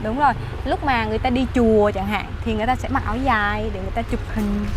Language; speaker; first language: Vietnamese; native; Vietnamese